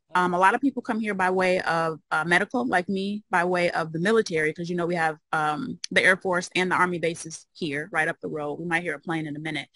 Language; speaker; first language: English; native; English